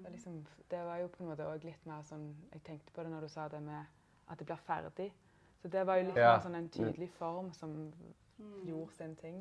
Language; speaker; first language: Norwegian; native; Norwegian